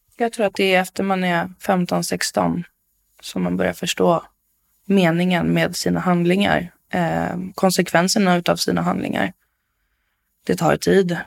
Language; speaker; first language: Swedish; native; Swedish